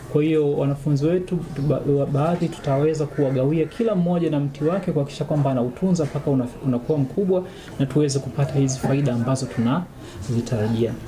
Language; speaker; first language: Swahili; native; Swahili